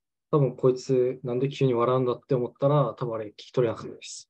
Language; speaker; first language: Japanese; non-native, fluent; Korean